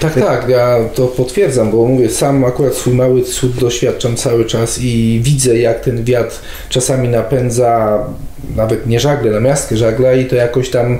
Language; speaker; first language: Polish; native; Polish